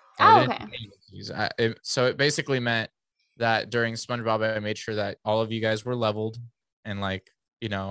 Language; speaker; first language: English; early bilingual, other home language; Spanish